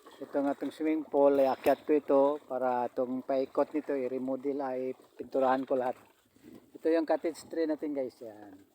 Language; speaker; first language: Filipino; non-native, local second language; Cebuano